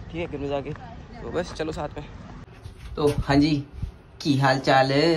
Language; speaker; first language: Hindi; native; Hindi